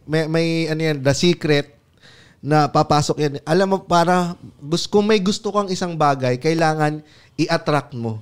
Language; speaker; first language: Filipino; native; Filipino